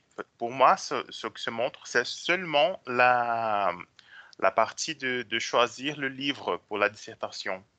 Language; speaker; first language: French; non-native, fluent; Portuguese